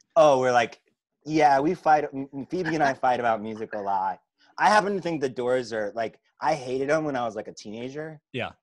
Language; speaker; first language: English; native; English